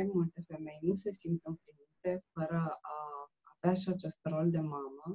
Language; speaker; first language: Romanian; native; Romanian